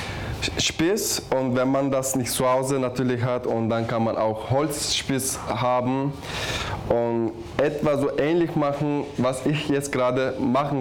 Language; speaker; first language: German; non-native, learner; Turkish